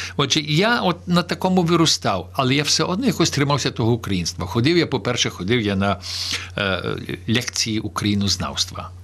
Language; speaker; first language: Ukrainian; early bilingual, heritage; Ukrainian